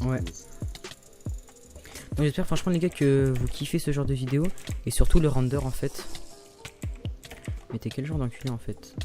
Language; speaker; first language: French; native; French